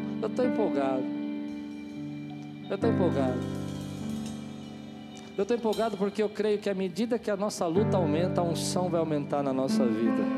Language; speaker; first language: Portuguese; native; Portuguese